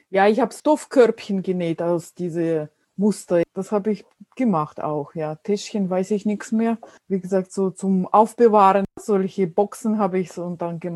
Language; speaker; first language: German; non-native, fluent; Russian